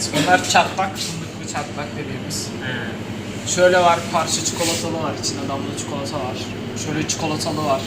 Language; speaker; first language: Turkish; native; Turkish